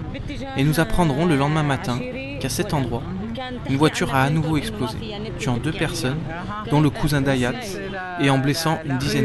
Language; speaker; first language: French; native; French